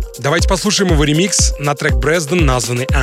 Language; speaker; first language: Russian; native; Russian